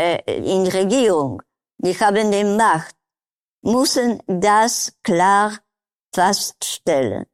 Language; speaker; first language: German; non-native, learner; Polish